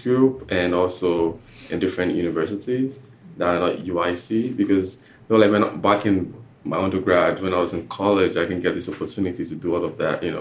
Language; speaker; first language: English; non-native, local second language; Yoruba